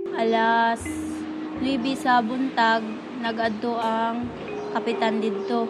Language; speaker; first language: Cebuano; non-native, local second language; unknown